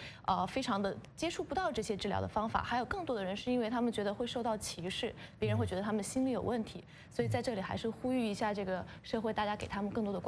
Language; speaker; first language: Chinese; native; Chinese